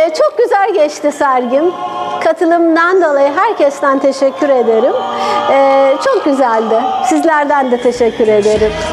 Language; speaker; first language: Turkish; non-native, fluent; Persian